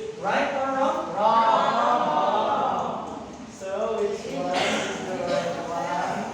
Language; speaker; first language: English; non-native, learner; Indonesian